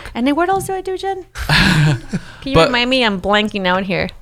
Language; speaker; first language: English; early bilingual, other home language; Spanish